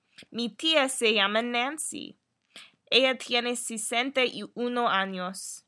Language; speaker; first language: Spanish; non-native, learner; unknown